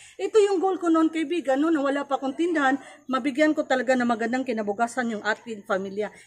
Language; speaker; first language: Filipino; non-native, local second language; Cebuano